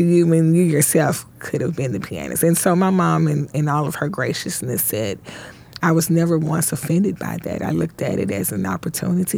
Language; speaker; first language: English; native; English